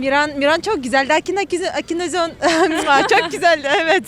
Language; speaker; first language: Turkish; non-native, learner; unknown